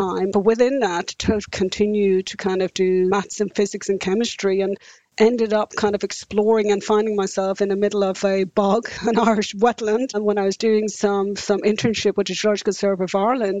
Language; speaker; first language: English; native; English